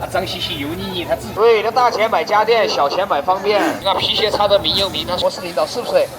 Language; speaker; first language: Chinese; native; Chinese